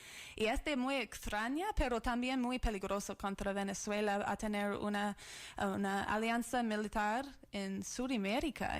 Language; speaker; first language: Spanish; non-native, learner; English